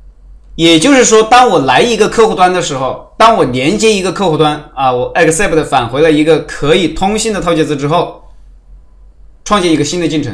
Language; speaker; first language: Chinese; native; Chinese